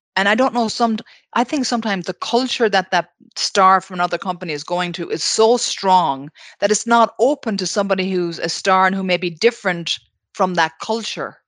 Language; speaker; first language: English; native; English